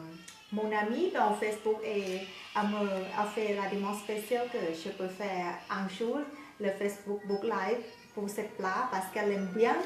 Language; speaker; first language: French; non-native, learner; Thai